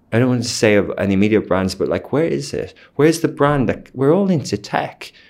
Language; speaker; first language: English; native; English